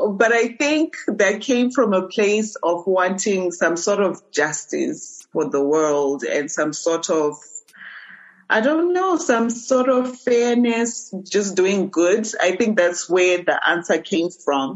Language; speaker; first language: English; non-native, local second language; Shona